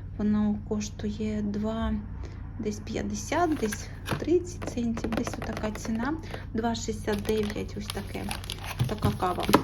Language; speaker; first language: Ukrainian; native; Ukrainian